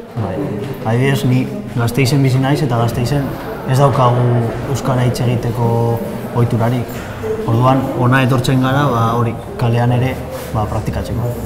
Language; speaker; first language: Basque; non-native, local second language; Spanish